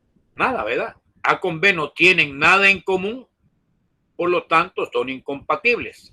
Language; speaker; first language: Spanish; native; Spanish